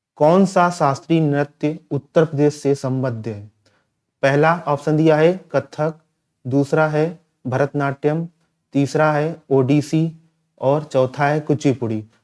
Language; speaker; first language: Hindi; native; Hindi